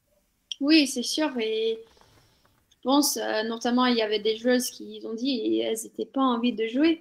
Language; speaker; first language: French; non-native, fluent; English